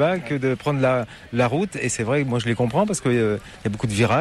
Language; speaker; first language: French; native; French